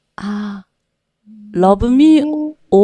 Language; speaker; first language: Korean; native; Korean